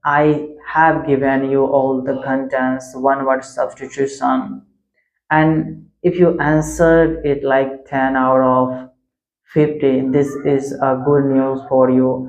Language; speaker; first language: English; non-native, local second language; Hindi